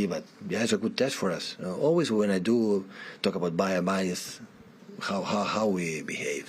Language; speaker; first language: English; non-native, fluent; Spanish